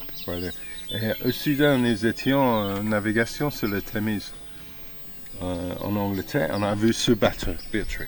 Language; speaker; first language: French; non-native, fluent; English